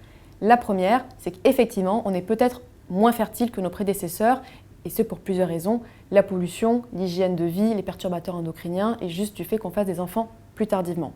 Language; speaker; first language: French; native; French